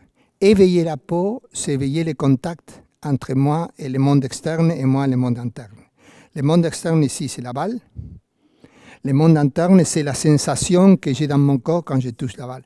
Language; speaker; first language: French; non-native, fluent; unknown